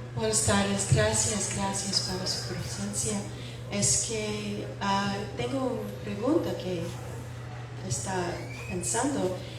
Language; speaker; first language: Spanish; non-native, fluent; English